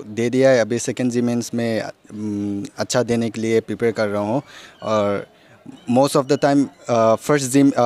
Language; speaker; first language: Hindi; non-native, local second language; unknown